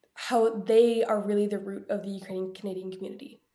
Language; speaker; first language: English; early bilingual, other home language; Ukrainian